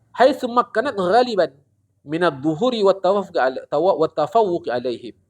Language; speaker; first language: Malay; non-native, local second language; Indonesian